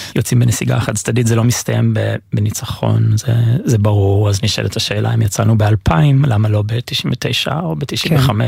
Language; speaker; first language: Hebrew; non-native, fluent; English